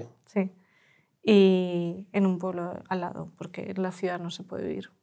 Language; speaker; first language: Spanish; early bilingual, other home language; Russian